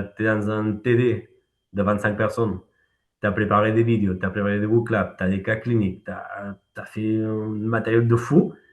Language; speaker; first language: French; non-native, fluent; Spanish